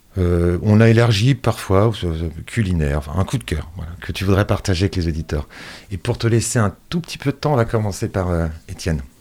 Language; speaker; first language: French; native; French